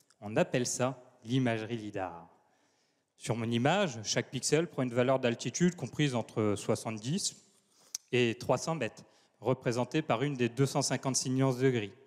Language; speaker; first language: French; native; French